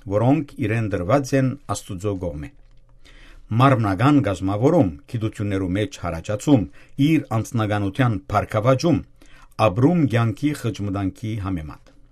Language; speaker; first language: Armenian; native; Armenian